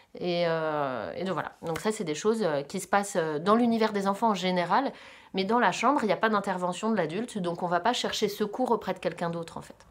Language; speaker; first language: French; native; French